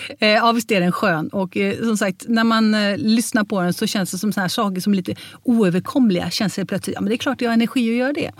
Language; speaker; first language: Swedish; early bilingual, heritage; Swedish